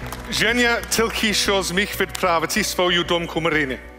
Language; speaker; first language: Ukrainian; non-native, learner; English